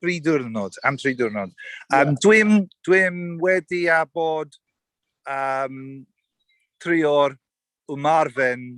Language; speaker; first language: Welsh; non-native, learner; English